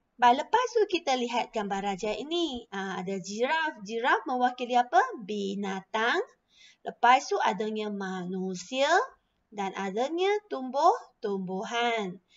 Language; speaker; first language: Malay; non-native, local second language; Chinese